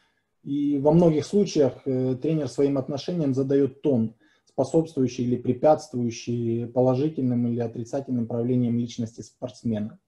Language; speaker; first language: Russian; native; Russian